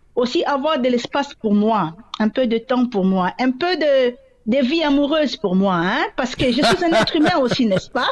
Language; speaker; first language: French; non-native, local second language; Swahili